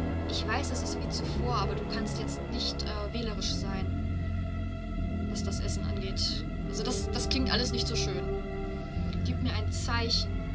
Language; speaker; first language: German; native; German